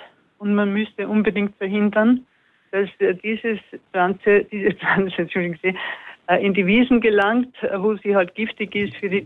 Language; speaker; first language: German; native; German